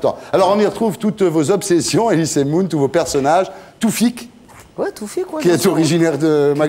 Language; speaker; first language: French; native; French